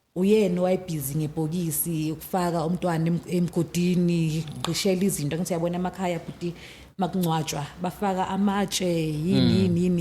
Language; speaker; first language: Zulu; native; Zulu